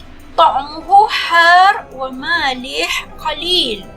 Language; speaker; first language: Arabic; non-native, fluent; Malay